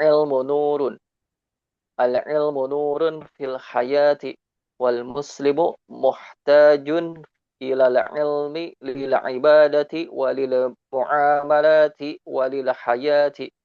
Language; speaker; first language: Arabic; non-native, learner; Indonesian